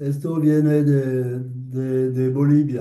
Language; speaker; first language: Spanish; non-native, learner; French